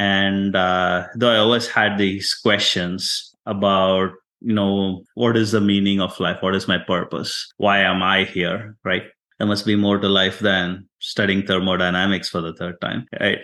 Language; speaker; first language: English; non-native, local second language; Tamil